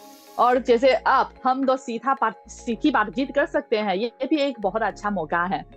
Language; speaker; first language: Hindi; non-native, fluent; Chinese